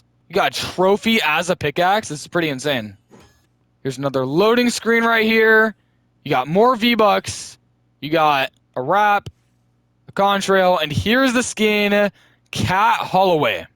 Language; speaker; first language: English; native; English